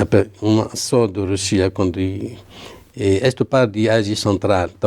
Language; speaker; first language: Portuguese; non-native, learner; Arabic